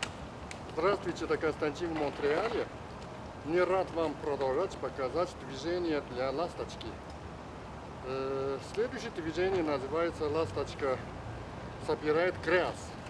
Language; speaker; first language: Russian; non-native, learner; Chinese